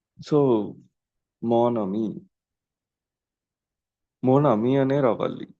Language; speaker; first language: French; non-native, learner; Telugu